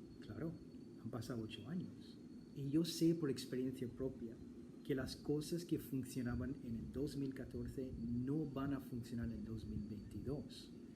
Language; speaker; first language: Spanish; non-native, fluent; English